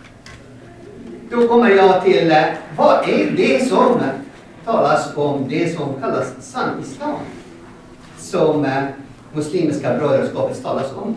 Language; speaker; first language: Swedish; non-native, fluent; Arabic